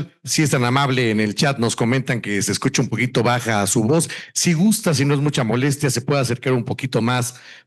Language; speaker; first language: Spanish; native; Spanish